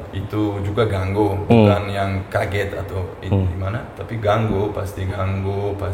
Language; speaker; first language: Indonesian; non-native, fluent; Uzbek